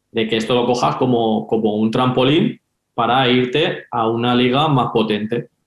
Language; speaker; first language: Spanish; native; Spanish